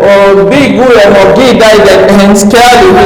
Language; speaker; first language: Swedish; non-native, learner; French